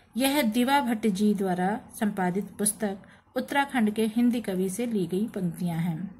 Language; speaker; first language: Hindi; native; Hindi